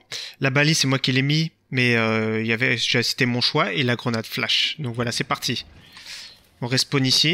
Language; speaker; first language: French; native; French